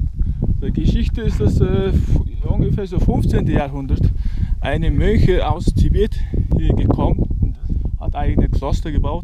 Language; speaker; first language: German; non-native, learner; Mongolian